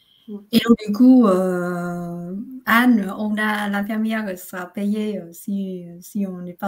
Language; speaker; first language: French; non-native, fluent; Vietnamese